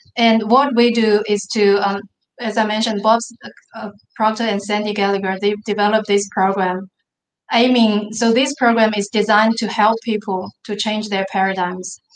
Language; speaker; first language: English; non-native, fluent; Chinese